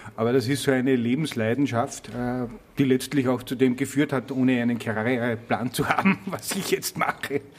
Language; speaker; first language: German; native; German